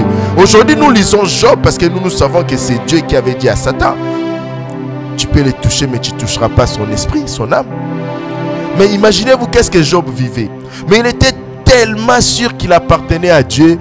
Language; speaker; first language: French; non-native, local second language; Lingala